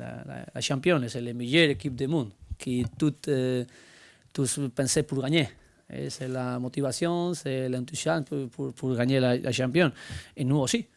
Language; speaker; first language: French; non-native, learner; Spanish